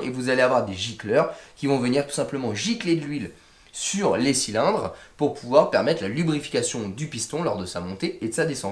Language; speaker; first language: French; native; French